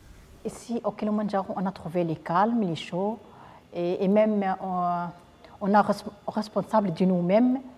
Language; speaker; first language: French; non-native, learner; Arabic